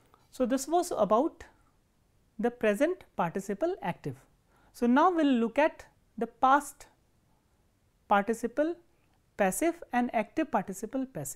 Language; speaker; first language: English; non-native, local second language; Hindi